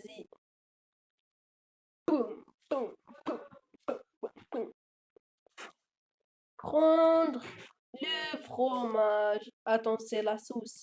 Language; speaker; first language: French; native; French